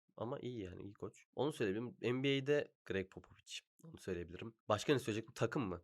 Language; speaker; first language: Turkish; native; Turkish